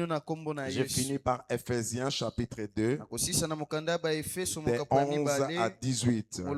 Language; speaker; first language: French; non-native, local second language; Lingala